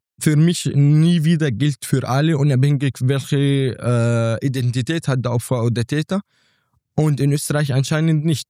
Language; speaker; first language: German; non-native, fluent; Arabic